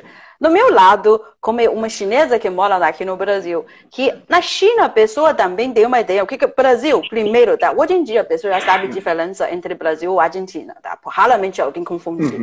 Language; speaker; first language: Portuguese; non-native, fluent; Chinese